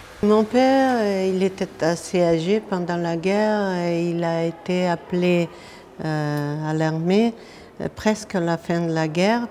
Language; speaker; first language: French; non-native, fluent; Spanish